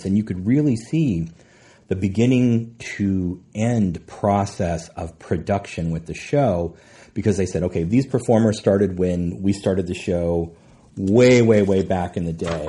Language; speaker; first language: English; native; English